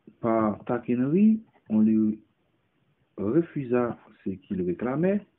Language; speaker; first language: French; non-native, local second language; Haitian Creole